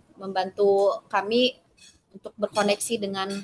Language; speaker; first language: Indonesian; native; Indonesian